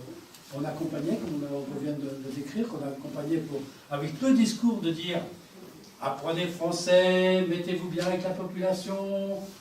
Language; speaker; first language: French; native; French